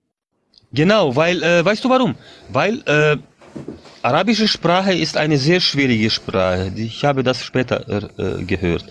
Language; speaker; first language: German; non-native, fluent; Bosnian